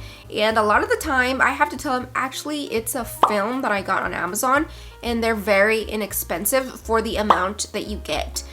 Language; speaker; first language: English; native; English